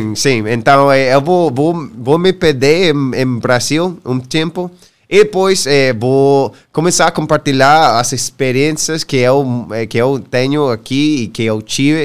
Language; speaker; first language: Portuguese; non-native, learner; English